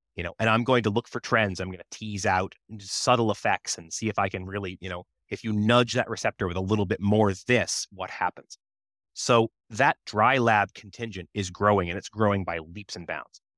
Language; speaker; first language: English; native; English